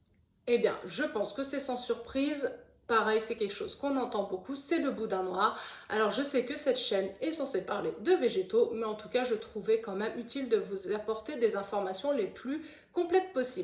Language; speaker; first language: French; native; French